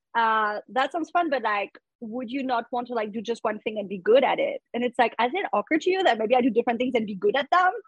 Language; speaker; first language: English; non-native, fluent; French